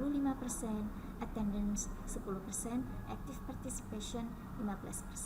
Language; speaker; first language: English; non-native, fluent; Indonesian